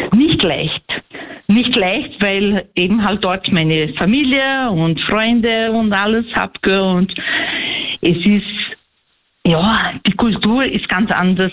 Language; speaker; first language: German; early bilingual, heritage; Portuguese